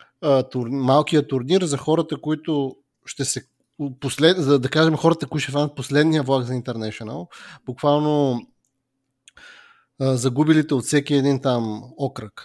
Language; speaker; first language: Bulgarian; native; Bulgarian